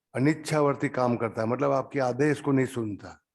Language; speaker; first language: Hindi; non-native, local second language; Gujarati